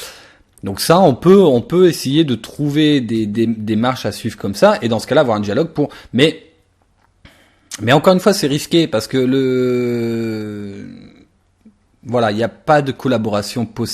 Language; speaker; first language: French; native; French